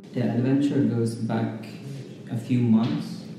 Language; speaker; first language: English; non-native, fluent; Finnish